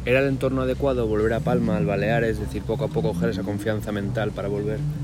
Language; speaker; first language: Spanish; native; Spanish